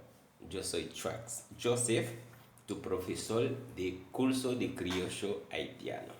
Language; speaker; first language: Spanish; non-native, fluent; Haitian Creole